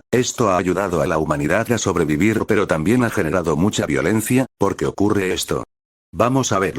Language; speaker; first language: Spanish; native; Spanish